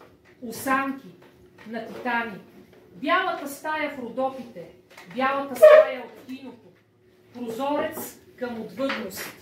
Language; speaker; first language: Bulgarian; native; Bulgarian